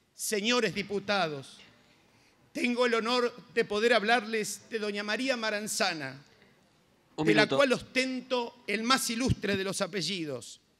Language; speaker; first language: Spanish; native; Spanish